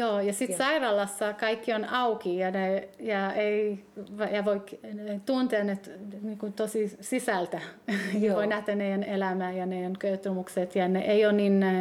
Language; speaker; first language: Finnish; early bilingual, heritage; Hebrew